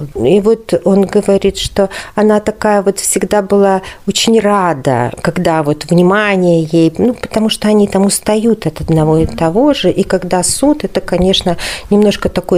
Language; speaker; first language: Russian; native; Russian